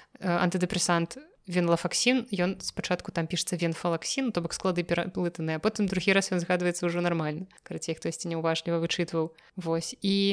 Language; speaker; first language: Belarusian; non-native, local second language; Russian